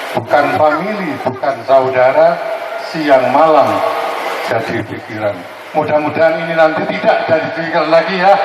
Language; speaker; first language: Indonesian; non-native, local second language; Javanese